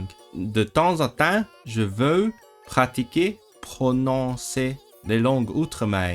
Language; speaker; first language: French; non-native, learner; Cantonese